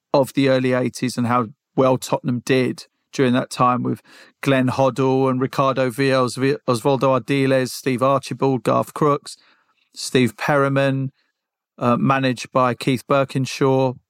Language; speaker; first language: English; native; English